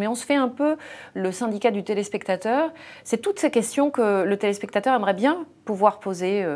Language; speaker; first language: French; native; French